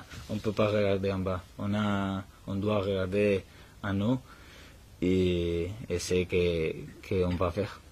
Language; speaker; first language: French; non-native, learner; Spanish